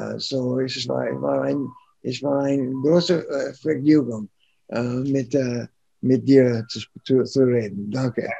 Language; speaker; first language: German; non-native, learner; English